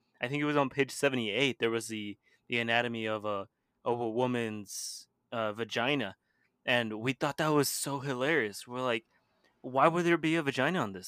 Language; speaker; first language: English; early bilingual, other home language; Spanish